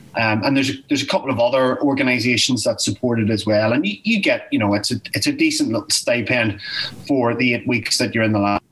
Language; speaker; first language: English; native; English